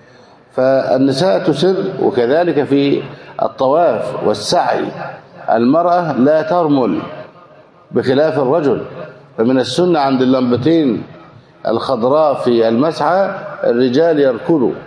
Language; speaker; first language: Arabic; native; Arabic